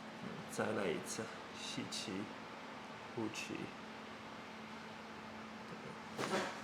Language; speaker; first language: Chinese; non-native, learner; English